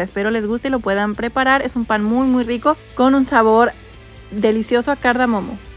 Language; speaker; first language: Spanish; native; Spanish